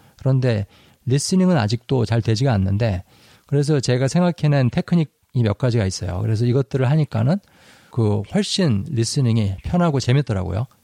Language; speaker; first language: Korean; native; Korean